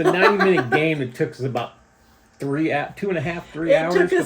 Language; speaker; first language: English; native; English